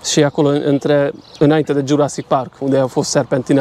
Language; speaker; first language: Romanian; non-native, local second language; Hungarian